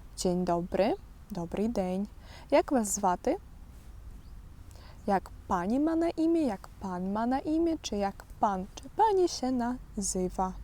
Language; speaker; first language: Polish; non-native, fluent; Ukrainian